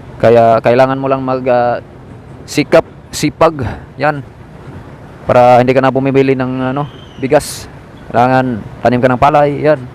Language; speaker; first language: Filipino; non-native, local second language; Cebuano